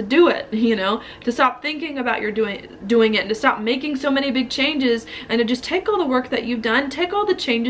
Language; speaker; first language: English; native; English